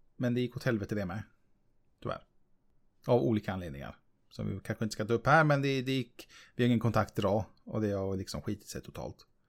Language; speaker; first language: Swedish; native; Swedish